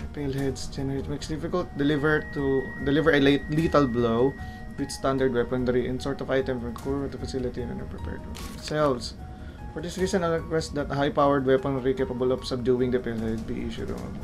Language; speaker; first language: English; non-native, local second language; Filipino